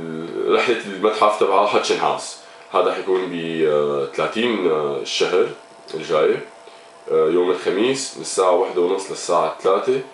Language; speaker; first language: Arabic; native; Arabic